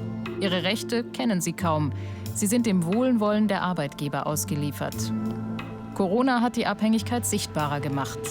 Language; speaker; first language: German; native; German